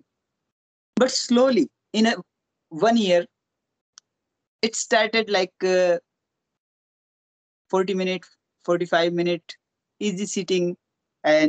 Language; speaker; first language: English; non-native, local second language; Hindi